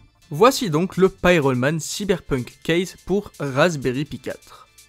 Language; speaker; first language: French; native; French